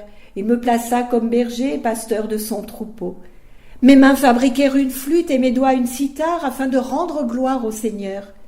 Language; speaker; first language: French; native; French